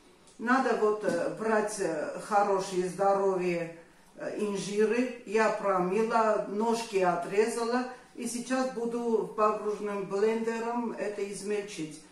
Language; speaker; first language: Russian; non-native, fluent; Armenian